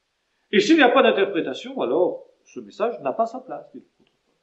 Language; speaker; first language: French; native; French